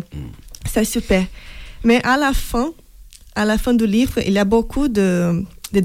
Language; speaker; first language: French; non-native, fluent; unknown